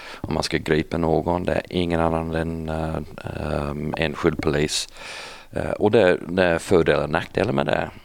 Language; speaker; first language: Swedish; non-native, fluent; English